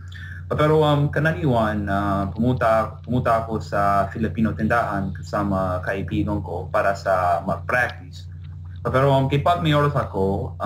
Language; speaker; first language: Filipino; non-native, learner; English